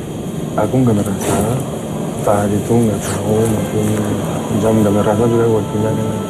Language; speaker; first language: Indonesian; non-native, fluent; English